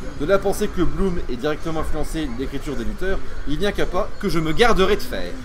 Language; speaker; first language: French; native; French